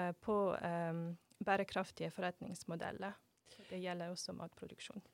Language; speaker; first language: Norwegian; non-native, fluent; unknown